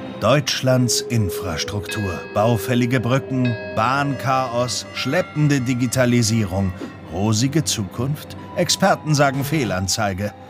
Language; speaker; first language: German; native; German